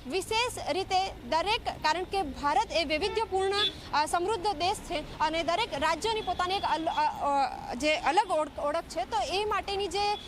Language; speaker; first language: Gujarati; native; Gujarati